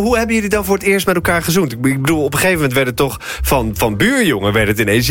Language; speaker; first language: Dutch; native; Dutch